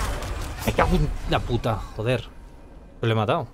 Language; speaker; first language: Spanish; native; Spanish